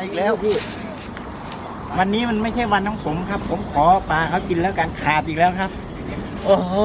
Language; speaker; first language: Thai; non-native, local second language; Northeastern Thai